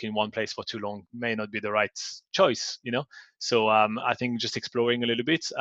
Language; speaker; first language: English; non-native, fluent; French